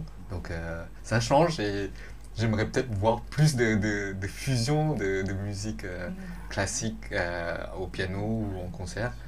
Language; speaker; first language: French; non-native, fluent; Lao